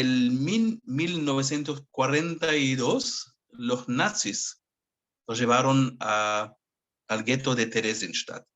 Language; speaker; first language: Spanish; non-native, fluent; Hebrew